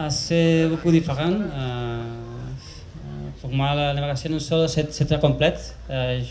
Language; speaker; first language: French; non-native, learner; Spanish